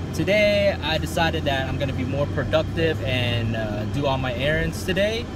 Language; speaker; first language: English; native; English